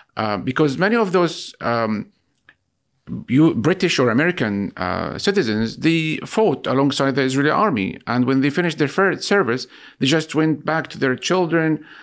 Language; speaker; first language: English; non-native, fluent; Arabic